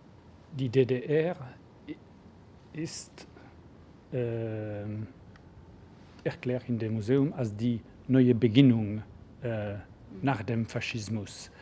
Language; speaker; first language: German; non-native, learner; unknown